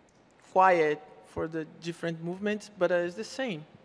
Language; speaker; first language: English; non-native, learner; Portuguese